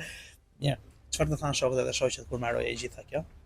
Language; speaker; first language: Albanian; native; Albanian